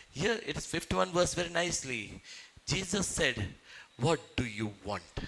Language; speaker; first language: English; non-native, local second language; Marathi